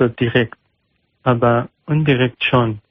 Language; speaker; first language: German; non-native, learner; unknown